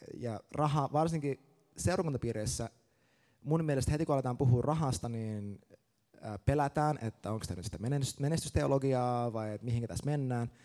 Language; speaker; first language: Finnish; native; Finnish